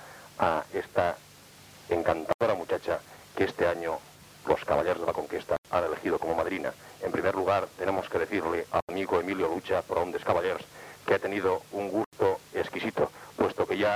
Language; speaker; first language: Spanish; native; Spanish